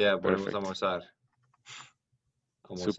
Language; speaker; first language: Spanish; non-native, learner; English